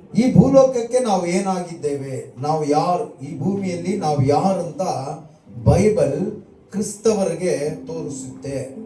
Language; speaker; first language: Kannada; non-native, local second language; Tamil